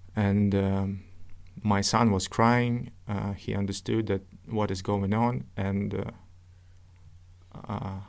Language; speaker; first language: English; non-native, fluent; Russian